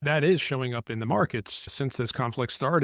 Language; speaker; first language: English; native; English